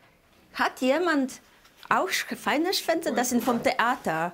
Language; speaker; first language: German; non-native, learner; Polish